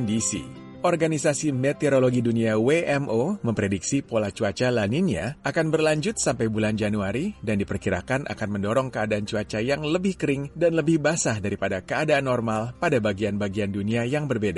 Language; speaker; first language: Indonesian; native; Indonesian